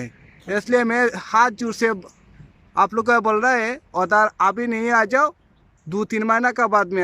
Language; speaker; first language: Hindi; non-native, local second language; Bangla